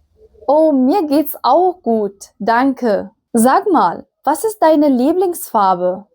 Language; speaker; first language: German; non-native, fluent; Arabic